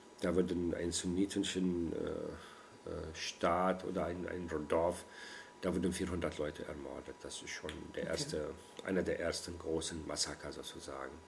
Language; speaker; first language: German; non-native, fluent; Arabic